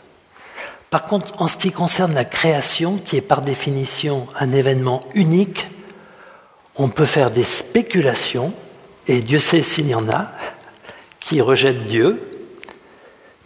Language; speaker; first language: French; native; French